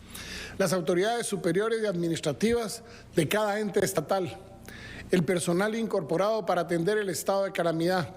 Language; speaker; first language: Spanish; native; Spanish